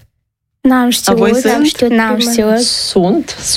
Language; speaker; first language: Romanian; non-native, local second language; Ukrainian